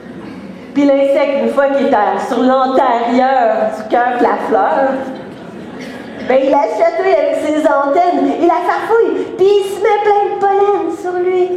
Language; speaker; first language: French; native; French